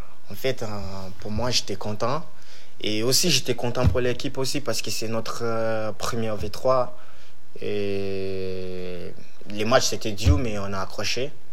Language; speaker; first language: French; non-native, fluent; Bini